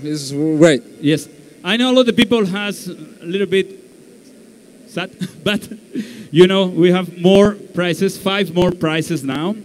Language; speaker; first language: English; non-native, learner; Portuguese